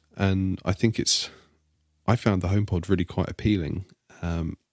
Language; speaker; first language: English; native; English